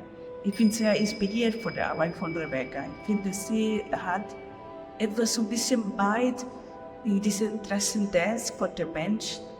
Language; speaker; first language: German; non-native, learner; Spanish